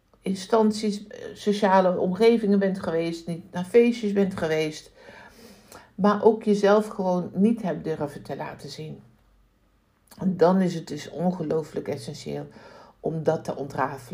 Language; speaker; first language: Dutch; native; Dutch